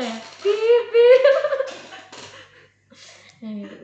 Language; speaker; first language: English; non-native, learner; Indonesian